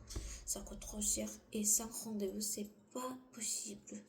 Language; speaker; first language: French; non-native, learner; Korean